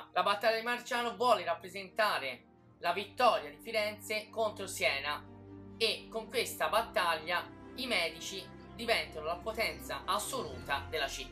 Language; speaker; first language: Italian; native; Italian